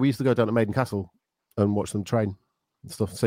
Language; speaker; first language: English; native; English